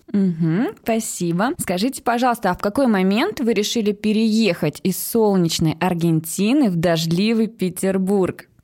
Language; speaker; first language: Russian; native; Russian